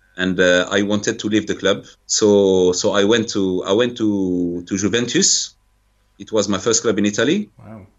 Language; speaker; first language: English; non-native, fluent; French